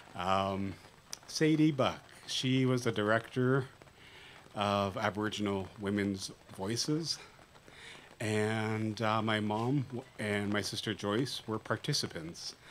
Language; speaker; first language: English; native; English